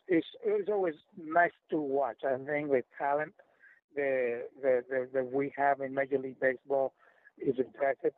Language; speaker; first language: English; non-native, fluent; Spanish